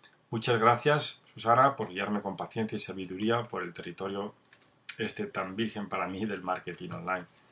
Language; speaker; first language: Spanish; native; Spanish